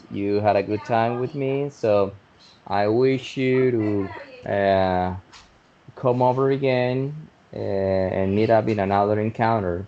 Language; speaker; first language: English; non-native, fluent; Spanish